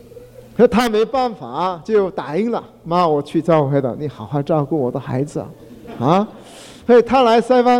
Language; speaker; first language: Chinese; non-native, fluent; Korean